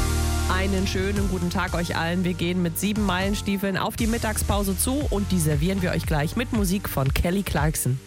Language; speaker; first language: German; native; German